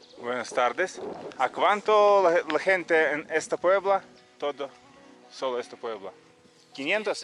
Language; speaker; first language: Spanish; non-native, learner; Russian